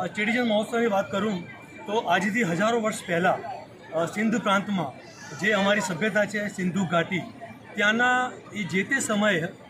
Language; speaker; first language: Gujarati; non-native, local second language; Sindhi